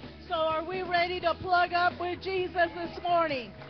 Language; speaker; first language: English; native; English